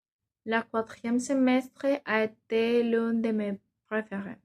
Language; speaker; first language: French; non-native, learner; Spanish